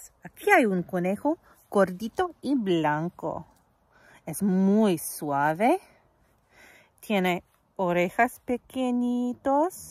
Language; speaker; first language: Spanish; non-native, fluent; English